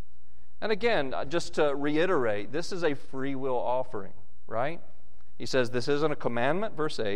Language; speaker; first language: English; native; English